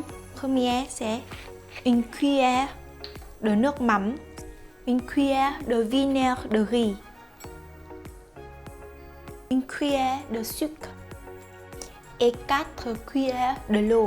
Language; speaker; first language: French; non-native, fluent; Vietnamese